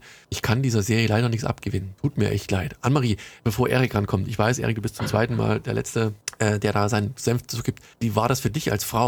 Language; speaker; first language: German; native; German